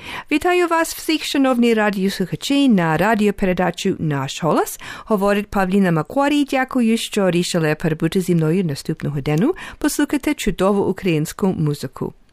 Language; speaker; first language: Ukrainian; early bilingual, heritage; Ukrainian